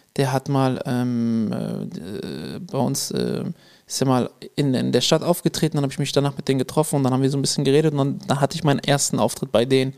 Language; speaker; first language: German; early bilingual, other home language; Arabic